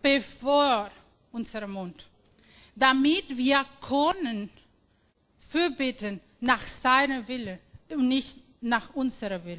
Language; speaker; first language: German; non-native, fluent; Spanish